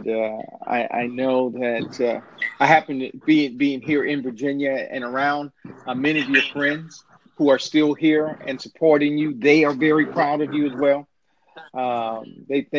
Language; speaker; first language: English; native; English